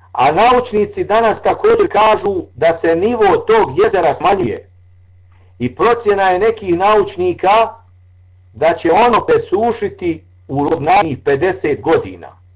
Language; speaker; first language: Bosnian; native; Bosnian